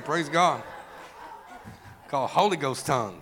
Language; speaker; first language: English; native; English